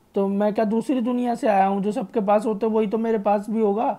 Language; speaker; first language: Hindi; native; Hindi